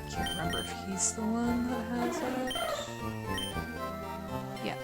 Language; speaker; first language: English; native; English